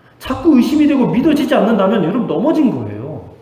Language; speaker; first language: Korean; native; Korean